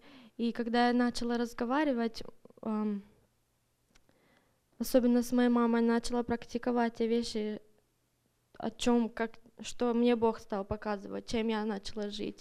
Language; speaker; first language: Russian; early bilingual, heritage; Russian